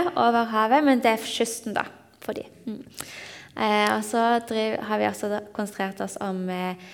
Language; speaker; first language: Norwegian; native; Norwegian